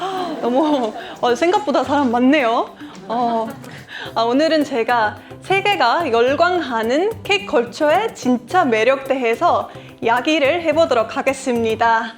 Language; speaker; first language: Korean; non-native, fluent; Estonian